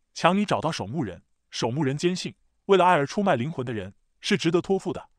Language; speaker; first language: Chinese; native; Chinese